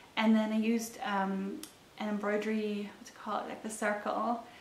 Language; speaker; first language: English; non-native, fluent; German